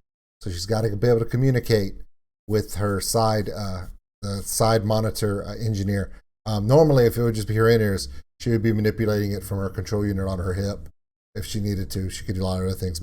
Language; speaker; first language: English; native; English